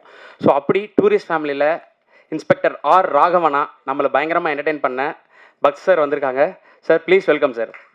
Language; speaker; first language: Tamil; native; Tamil